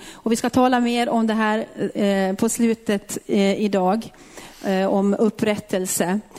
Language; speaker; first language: Swedish; native; Swedish